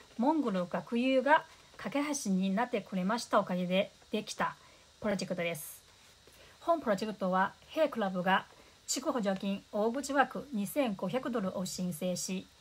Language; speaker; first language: Japanese; non-native, fluent; Chinese